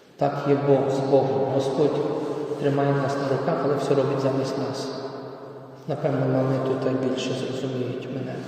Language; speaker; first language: Ukrainian; non-native, fluent; Polish